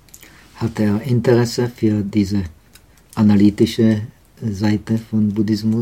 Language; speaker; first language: German; non-native, fluent; Czech